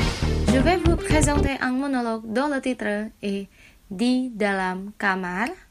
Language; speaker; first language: French; non-native, fluent; Indonesian